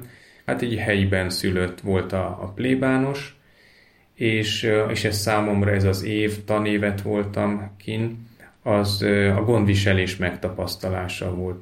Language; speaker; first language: Hungarian; native; Hungarian